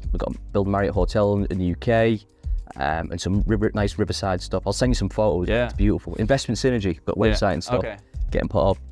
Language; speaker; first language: English; native; English